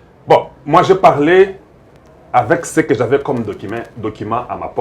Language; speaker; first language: French; non-native, local second language; Lingala